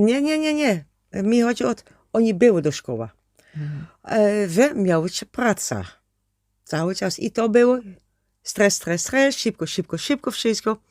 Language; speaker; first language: Polish; non-native, learner; Dutch